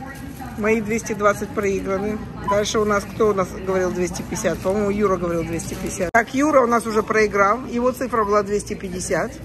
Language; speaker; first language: Russian; native; Russian